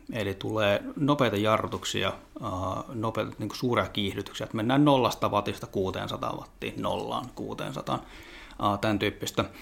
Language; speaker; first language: Finnish; native; Finnish